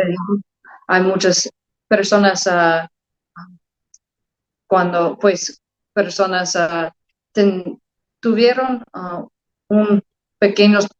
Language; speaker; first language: Spanish; non-native, learner; English